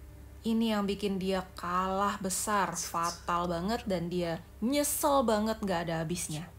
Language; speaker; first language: Indonesian; native; Indonesian